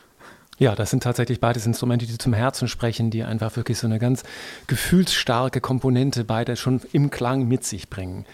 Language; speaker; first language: German; native; German